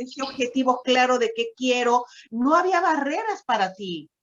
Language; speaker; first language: Spanish; native; Spanish